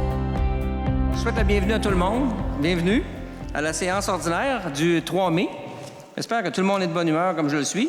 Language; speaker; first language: French; native; French